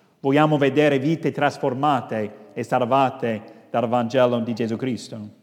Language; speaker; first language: Italian; non-native, fluent; English